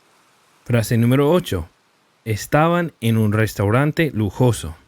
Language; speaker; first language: Spanish; non-native, fluent; English